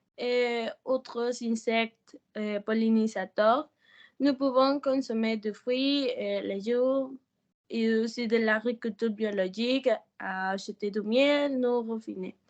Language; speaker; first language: French; non-native, learner; Spanish